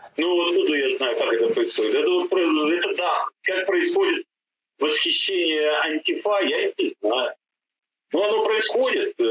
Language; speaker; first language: Russian; native; Russian